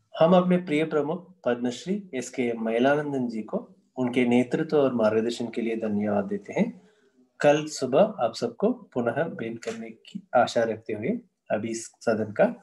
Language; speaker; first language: Hindi; non-native, local second language; Tamil